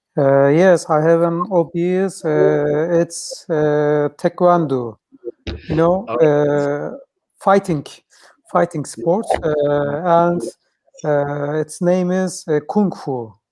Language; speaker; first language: English; non-native, learner; Turkish